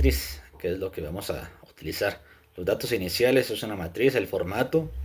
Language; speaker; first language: Spanish; native; Spanish